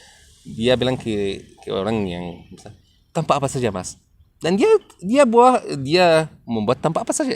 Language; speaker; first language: Indonesian; non-native, learner; Arabic